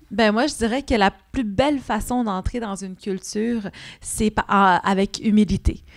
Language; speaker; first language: French; non-native, local second language; Innu-aimun